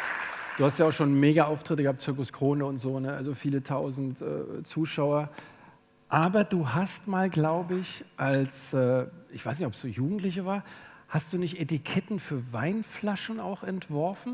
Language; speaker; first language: German; native; German